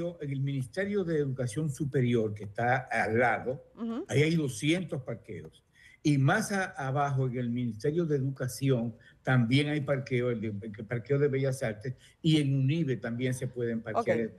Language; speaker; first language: Spanish; native; Spanish